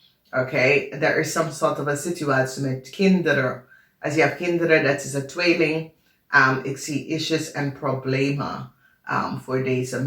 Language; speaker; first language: Dutch; non-native, learner; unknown